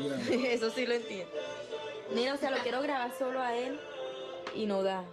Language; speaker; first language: Spanish; native; Spanish